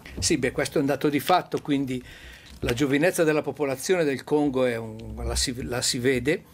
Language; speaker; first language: Italian; native; Italian